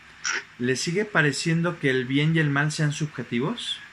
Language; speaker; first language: Spanish; native; Spanish